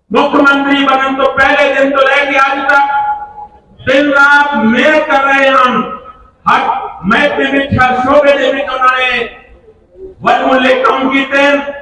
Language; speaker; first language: Hindi; non-native, local second language; Punjabi